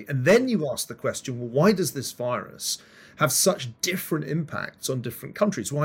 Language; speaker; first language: English; native; English